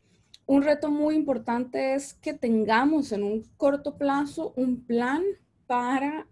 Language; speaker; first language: Spanish; native; Spanish